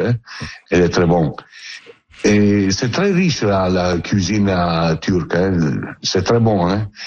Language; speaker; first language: French; non-native, learner; Italian